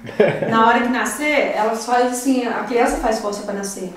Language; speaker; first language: Portuguese; native; Portuguese